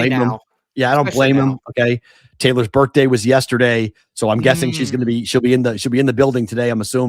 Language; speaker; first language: English; native; English